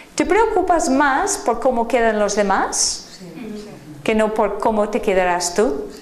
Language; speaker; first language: Spanish; non-native, fluent; English